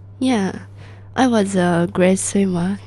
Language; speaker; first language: English; non-native, learner; Japanese